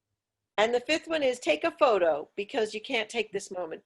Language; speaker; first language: English; native; English